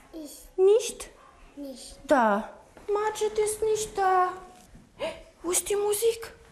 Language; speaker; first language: German; early bilingual, heritage; German